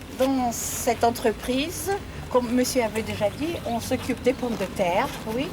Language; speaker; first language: French; non-native, fluent; Ukrainian